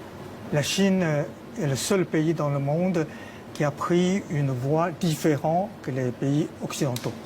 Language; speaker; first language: French; non-native, fluent; Chinese